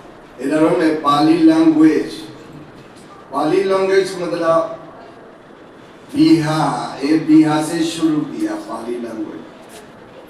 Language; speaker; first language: Hindi; non-native, learner; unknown